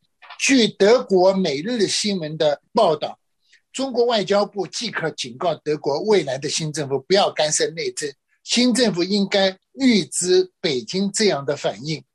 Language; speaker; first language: Chinese; native; Chinese